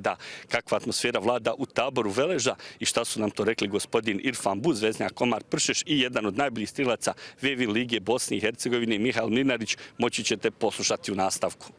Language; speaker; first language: Bosnian; native; Bosnian